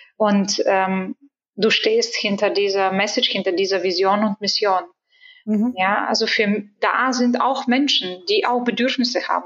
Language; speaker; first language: German; non-native, fluent; Bulgarian